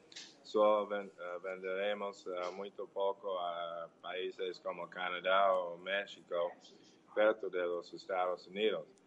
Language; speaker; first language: Portuguese; non-native, learner; English